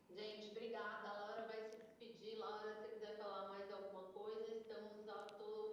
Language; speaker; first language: Portuguese; native; Portuguese